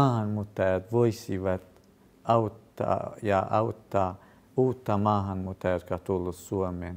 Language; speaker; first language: Finnish; non-native, fluent; Kurdish